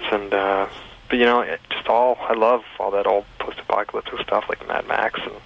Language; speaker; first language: English; native; English